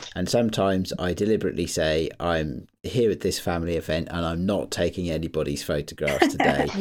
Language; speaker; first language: English; native; English